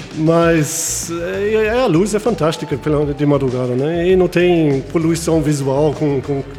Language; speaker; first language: Portuguese; non-native, fluent; German